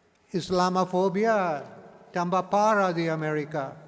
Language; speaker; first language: Indonesian; non-native, learner; English